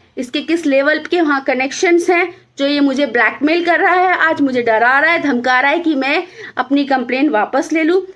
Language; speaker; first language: Hindi; native; Hindi